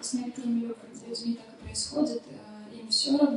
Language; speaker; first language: Russian; native; Russian